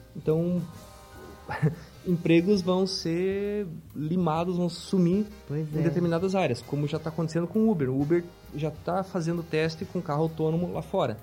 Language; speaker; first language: Portuguese; native; Portuguese